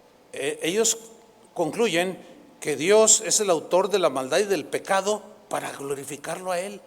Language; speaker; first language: Spanish; native; Spanish